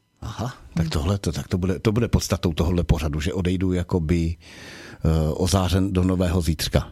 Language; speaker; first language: Czech; native; Czech